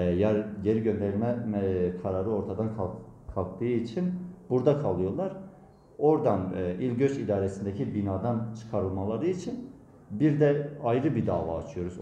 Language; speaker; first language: Turkish; native; Turkish